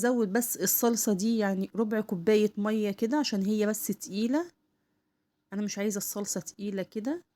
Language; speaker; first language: Arabic; native; Arabic